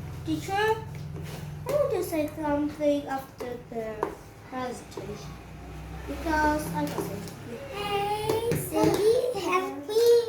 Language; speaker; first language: English; non-native, learner; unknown